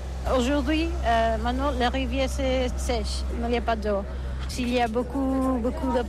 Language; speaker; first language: French; non-native, learner; Catalan